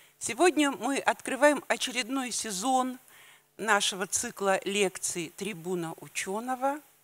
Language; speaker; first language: Russian; native; Russian